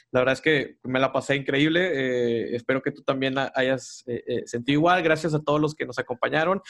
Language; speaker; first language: Spanish; native; Spanish